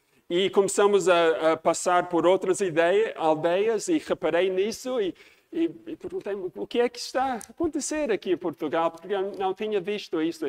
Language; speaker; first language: Portuguese; non-native, fluent; English